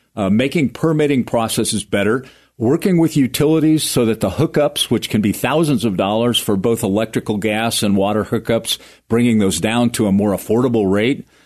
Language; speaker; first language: English; native; English